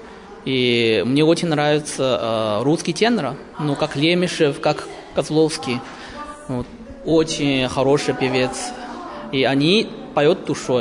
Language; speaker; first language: Russian; early bilingual, heritage; Chinese